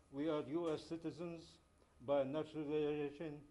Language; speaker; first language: English; non-native, fluent; Arabic